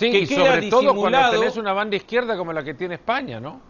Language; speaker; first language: Spanish; native; Spanish